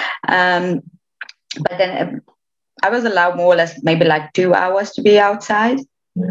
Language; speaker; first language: English; non-native, fluent; Romanian